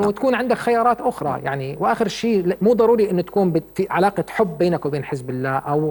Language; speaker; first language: Arabic; native; Arabic